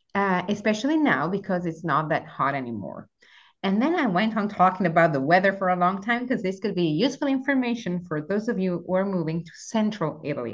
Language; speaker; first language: English; non-native, fluent; Italian